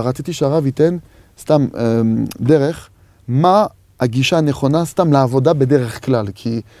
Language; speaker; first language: Hebrew; non-native, fluent; French